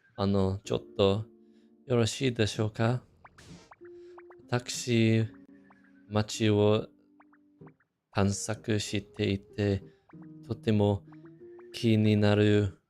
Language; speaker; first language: Japanese; non-native, fluent; English